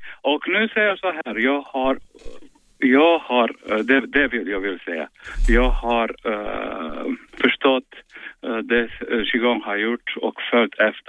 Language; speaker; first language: Swedish; non-native, fluent; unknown